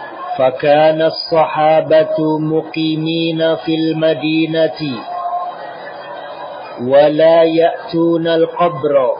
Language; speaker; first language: Arabic; non-native, fluent; Indonesian